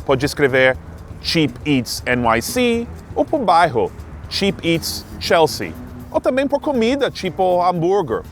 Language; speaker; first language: Portuguese; non-native, fluent; English